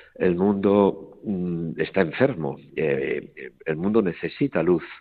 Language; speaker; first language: Spanish; native; Spanish